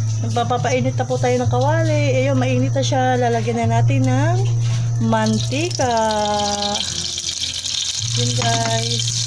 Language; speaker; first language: Filipino; non-native, local second language; Cebuano